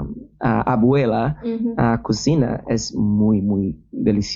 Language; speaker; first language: Spanish; non-native, learner; Portuguese